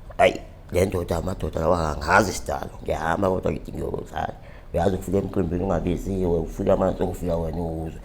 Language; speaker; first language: Zulu; native; Zulu